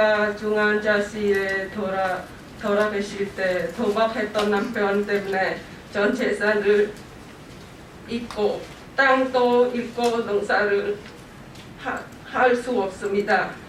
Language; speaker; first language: Korean; non-native, learner; Khmer